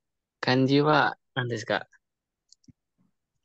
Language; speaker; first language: Japanese; non-native, learner; Indonesian